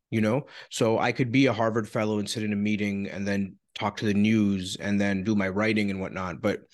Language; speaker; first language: English; native; English